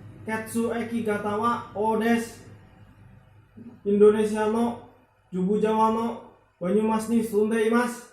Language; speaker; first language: Japanese; non-native, learner; Indonesian